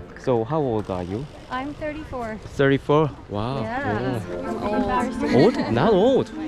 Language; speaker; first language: English; non-native, learner; Korean